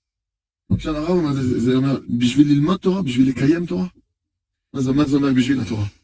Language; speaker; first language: Hebrew; non-native, fluent; French